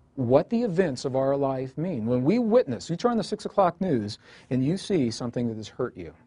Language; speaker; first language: English; native; English